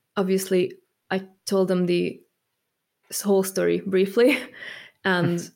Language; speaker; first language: English; non-native, fluent; Hungarian